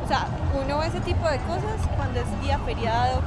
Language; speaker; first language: Spanish; native; Spanish